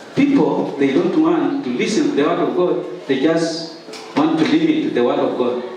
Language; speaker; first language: English; non-native, local second language; Swahili